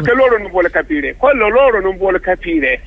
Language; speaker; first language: Italian; non-native, local second language; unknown